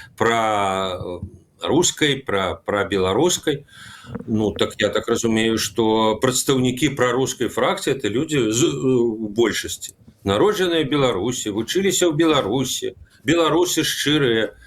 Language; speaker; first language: Belarusian; native; Belarusian